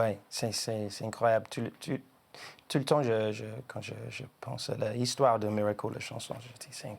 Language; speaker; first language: French; non-native, learner; English